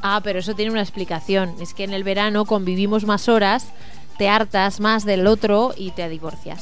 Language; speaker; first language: Spanish; native; Spanish